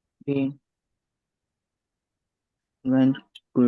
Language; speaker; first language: English; non-native, learner; Chinese